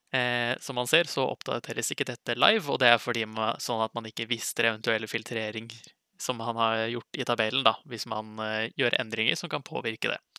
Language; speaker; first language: Norwegian; native; Norwegian